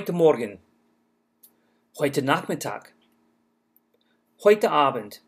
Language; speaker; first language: German; non-native, fluent; English